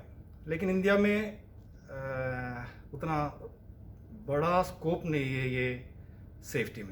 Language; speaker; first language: Hindi; non-native, local second language; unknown